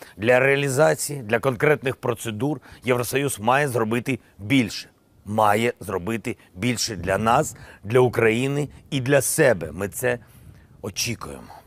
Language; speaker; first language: Ukrainian; non-native, local second language; Russian